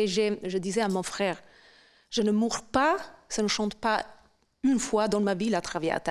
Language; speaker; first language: French; non-native, fluent; Albanian